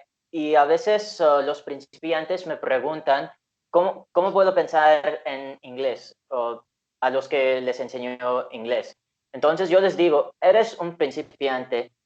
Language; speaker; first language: Spanish; non-native, fluent; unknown